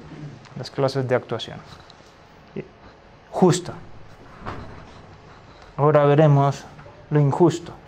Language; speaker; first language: Spanish; native; Spanish